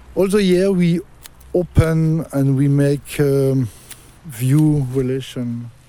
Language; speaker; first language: English; non-native, learner; French